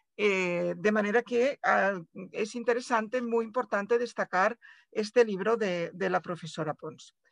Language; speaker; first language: Spanish; non-native, local second language; Catalan